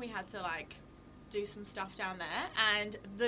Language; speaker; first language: English; native; English